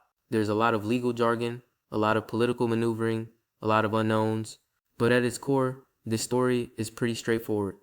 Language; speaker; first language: English; native; English